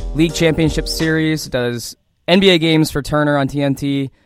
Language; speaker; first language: English; native; English